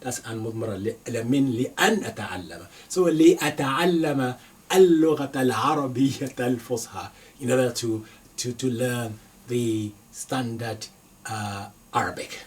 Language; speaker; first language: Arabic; non-native, fluent; Yoruba